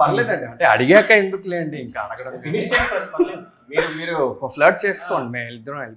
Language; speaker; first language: Telugu; native; Telugu